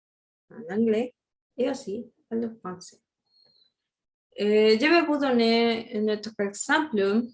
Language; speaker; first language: French; non-native, learner; Spanish